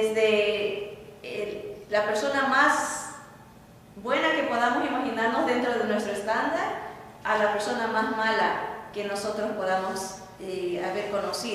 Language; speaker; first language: Spanish; native; Spanish